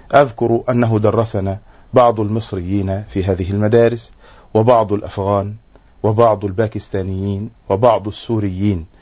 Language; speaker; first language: Arabic; native; Arabic